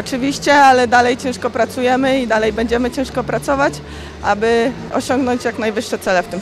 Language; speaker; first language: Polish; native; Polish